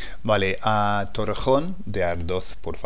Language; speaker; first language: Spanish; non-native, fluent; English